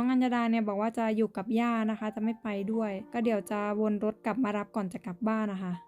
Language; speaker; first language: Thai; native; Thai